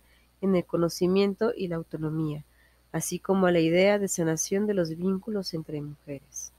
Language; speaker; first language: Spanish; native; Spanish